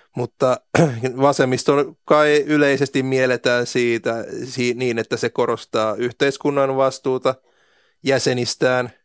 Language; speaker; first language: Finnish; native; Finnish